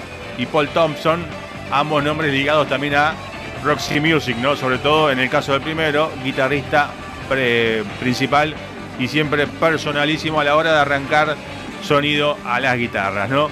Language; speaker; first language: Spanish; native; Spanish